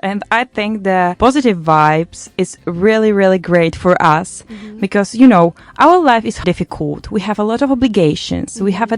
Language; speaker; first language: English; non-native, learner; Polish